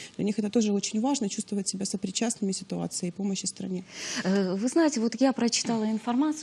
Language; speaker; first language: Russian; native; Russian